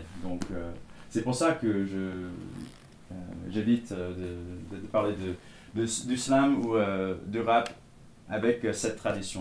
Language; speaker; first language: French; non-native, fluent; English